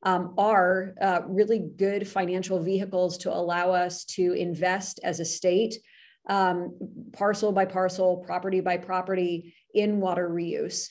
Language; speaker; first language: English; native; English